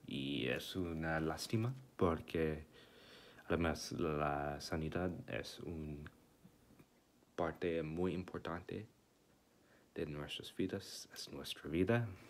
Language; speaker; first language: Spanish; non-native, learner; English